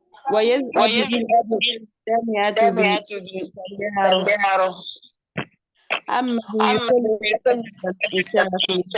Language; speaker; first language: Arabic; non-native, learner; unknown